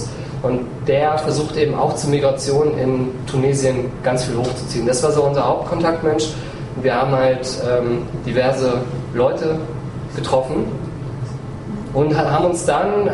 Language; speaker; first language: German; native; German